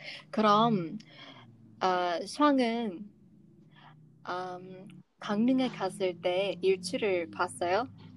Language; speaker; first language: Korean; non-native, learner; English